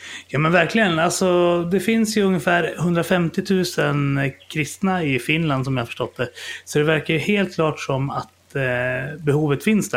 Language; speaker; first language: Swedish; native; Swedish